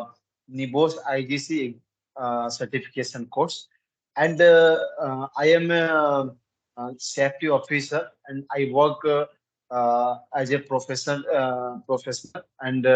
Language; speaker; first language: English; non-native, learner; Hindi